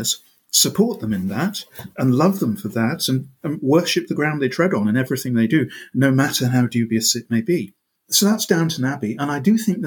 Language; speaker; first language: English; native; English